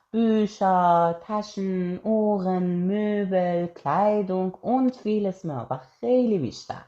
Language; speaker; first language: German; non-native, fluent; Persian